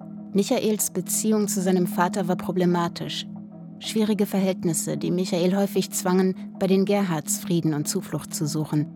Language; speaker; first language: German; native; German